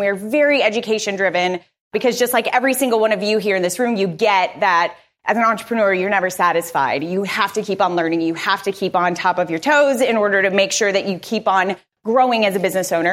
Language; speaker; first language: English; native; English